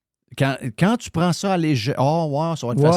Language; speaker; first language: French; native; French